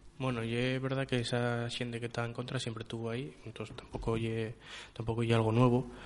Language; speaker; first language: Spanish; native; Spanish